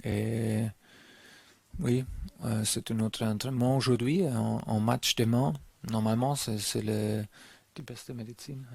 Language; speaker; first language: French; non-native, learner; German